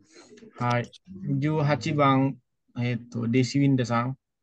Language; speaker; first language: Japanese; non-native, fluent; Indonesian